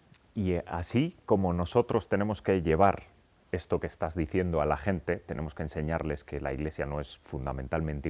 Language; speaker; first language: Spanish; native; Spanish